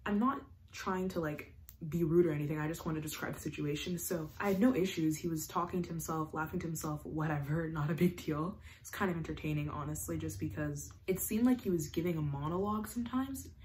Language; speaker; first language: English; native; English